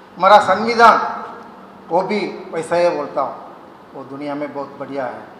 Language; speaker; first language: Hindi; non-native, local second language; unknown